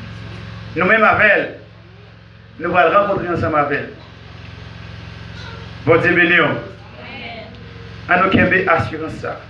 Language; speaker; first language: French; non-native, local second language; Haitian Creole